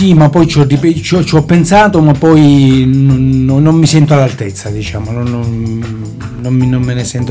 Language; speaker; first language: Italian; native; Italian